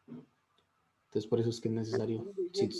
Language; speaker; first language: Spanish; native; Spanish